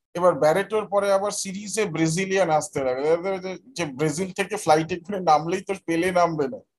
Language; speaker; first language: Bangla; native; Bangla